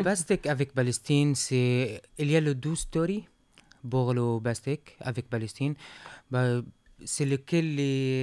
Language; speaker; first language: French; non-native, learner; Arabic